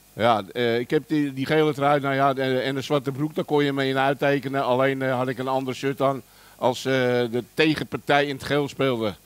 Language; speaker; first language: Dutch; early bilingual, other home language; German